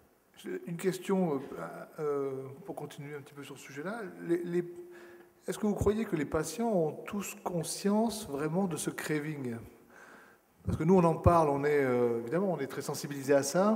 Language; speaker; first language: French; native; French